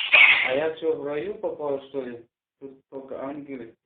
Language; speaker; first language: Russian; non-native, local second language; Tajik